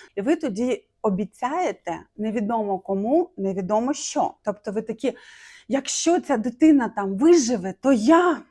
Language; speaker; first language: Ukrainian; non-native, local second language; Russian